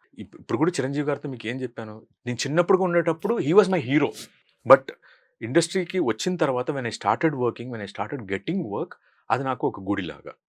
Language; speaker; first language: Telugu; native; Telugu